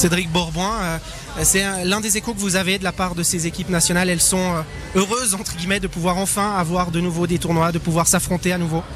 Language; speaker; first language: French; native; French